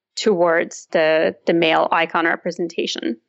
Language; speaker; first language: English; early bilingual, other home language; Russian